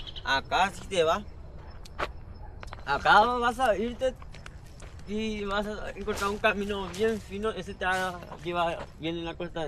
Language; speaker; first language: Spanish; native; Spanish